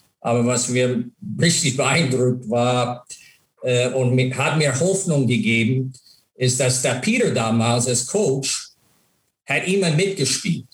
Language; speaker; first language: German; non-native, fluent; English